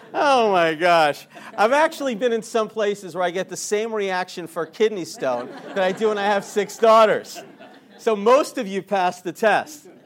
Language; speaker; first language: English; native; English